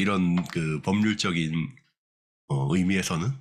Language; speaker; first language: Korean; native; Korean